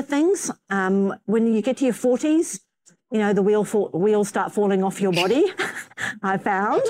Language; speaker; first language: English; native; English